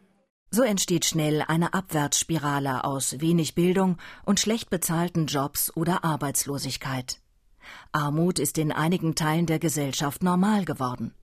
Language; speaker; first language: German; native; German